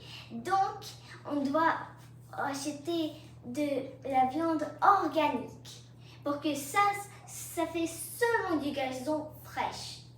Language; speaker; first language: French; non-native, learner; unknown